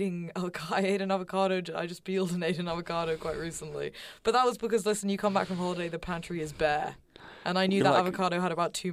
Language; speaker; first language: English; native; English